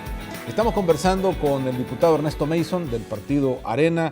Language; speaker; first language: Spanish; native; Spanish